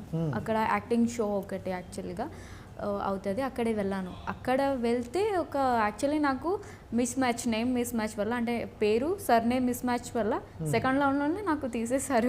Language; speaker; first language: Telugu; non-native, learner; Odia